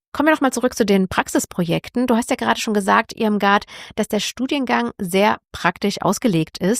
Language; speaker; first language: German; native; German